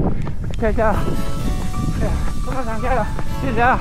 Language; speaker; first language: Chinese; non-native, learner; Japanese